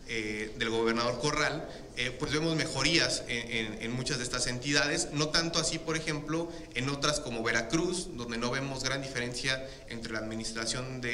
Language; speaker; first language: Spanish; native; Spanish